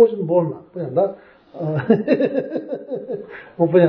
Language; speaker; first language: Russian; non-native, learner; Tibetan